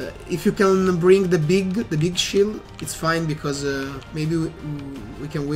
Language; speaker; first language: English; non-native, fluent; Italian